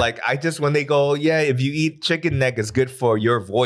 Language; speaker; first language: English; native; English